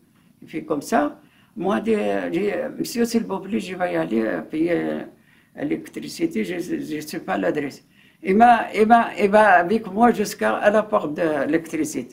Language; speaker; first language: French; non-native, learner; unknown